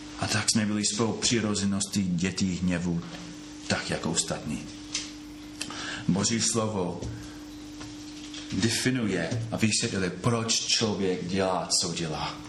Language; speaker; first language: Czech; non-native, fluent; English